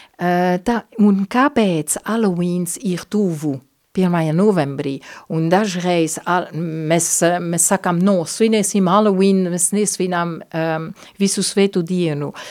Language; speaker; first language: Latvian; non-native, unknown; Italian